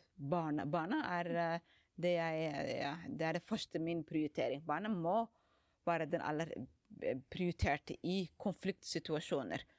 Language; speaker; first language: Norwegian; non-native, fluent; Somali